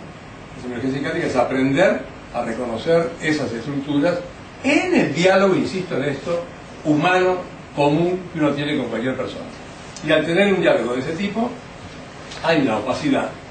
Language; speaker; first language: Spanish; native; Spanish